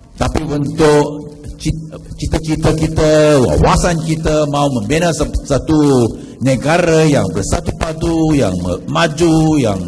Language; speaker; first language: Malay; non-native, local second language; Chinese